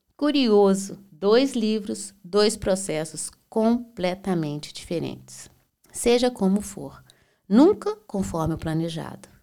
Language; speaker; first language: Portuguese; native; Portuguese